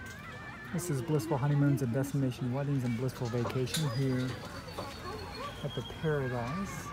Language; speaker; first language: English; native; English